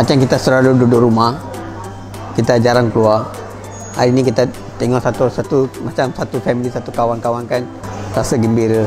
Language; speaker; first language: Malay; non-native, local second language; Tamil